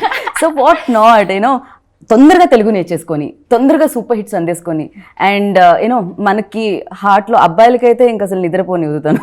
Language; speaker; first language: Telugu; native; Telugu